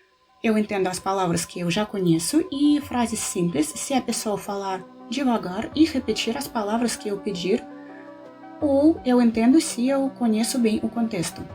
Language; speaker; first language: Portuguese; non-native, fluent; Russian